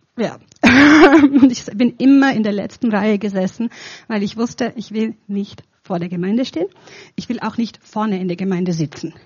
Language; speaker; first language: German; non-native, fluent; Romanian